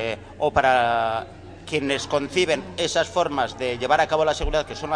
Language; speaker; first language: Spanish; native; Spanish